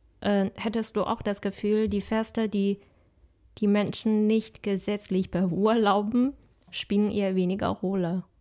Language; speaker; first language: German; non-native, fluent; Chinese